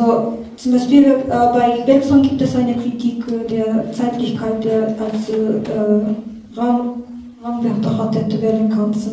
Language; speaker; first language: German; non-native, learner; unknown